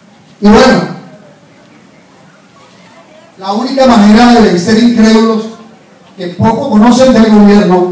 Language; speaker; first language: Spanish; native; Spanish